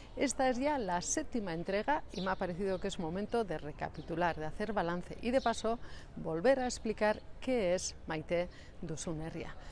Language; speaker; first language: Spanish; native; Spanish